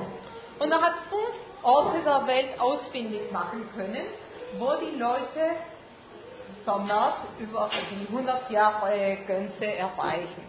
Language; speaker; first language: German; non-native, fluent; Spanish